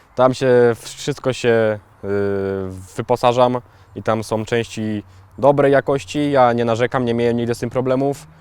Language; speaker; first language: Polish; native; Polish